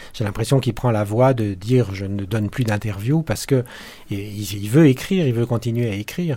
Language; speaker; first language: French; native; French